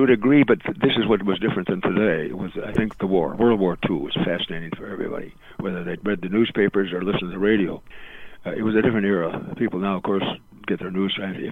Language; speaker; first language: English; native; English